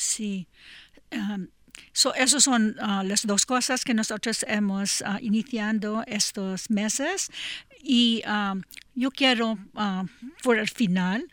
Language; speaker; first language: Spanish; non-native, learner; English